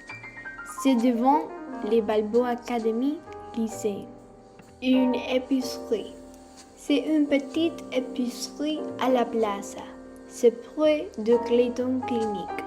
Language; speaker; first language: French; non-native, learner; Spanish